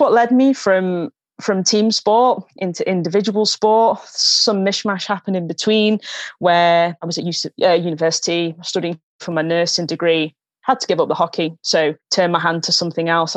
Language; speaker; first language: English; native; English